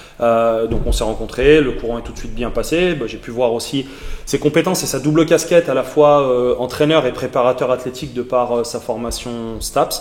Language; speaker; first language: French; native; French